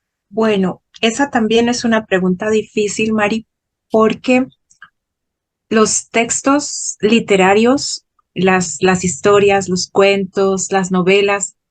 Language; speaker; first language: Spanish; non-native, fluent; Portuguese